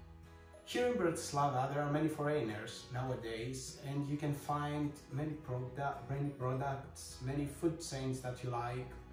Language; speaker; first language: English; non-native, fluent; Greek